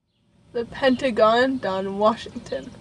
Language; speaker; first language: French; non-native, learner; English